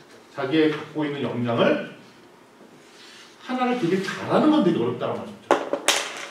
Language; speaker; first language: Korean; native; Korean